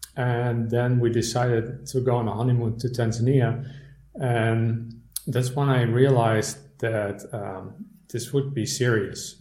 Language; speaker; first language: English; non-native, fluent; Dutch